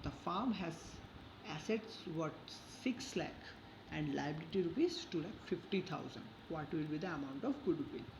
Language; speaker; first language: English; non-native, local second language; Bangla